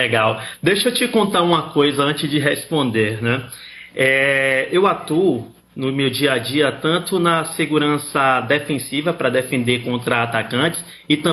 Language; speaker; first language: Portuguese; native; Portuguese